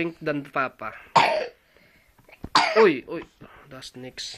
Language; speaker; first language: Dutch; non-native, learner; Filipino